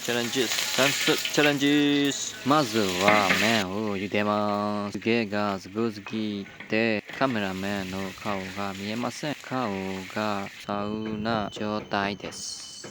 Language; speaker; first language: Japanese; non-native, learner; Vietnamese